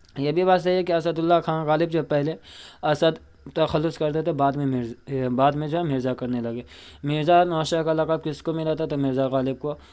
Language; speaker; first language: Urdu; native; Urdu